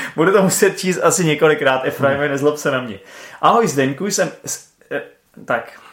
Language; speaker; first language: Czech; native; Czech